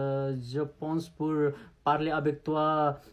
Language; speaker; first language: French; non-native, learner; Nepali